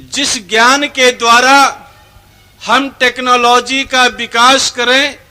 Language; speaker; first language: Hindi; non-native, fluent; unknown